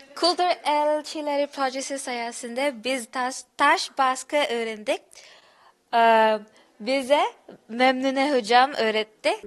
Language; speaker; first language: Turkish; non-native, learner; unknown